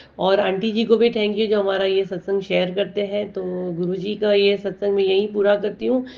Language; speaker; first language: Hindi; native; Hindi